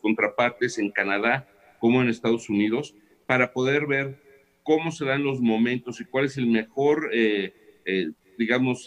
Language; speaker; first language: Spanish; native; Spanish